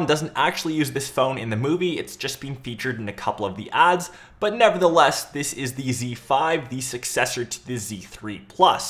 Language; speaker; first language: English; native; English